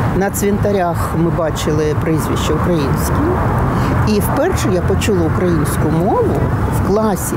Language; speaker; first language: Ukrainian; non-native, local second language; Russian